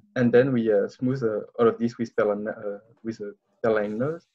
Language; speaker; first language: English; non-native, learner; French